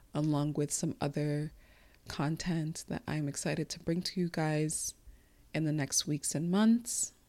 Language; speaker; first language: English; early bilingual, other home language; Igbo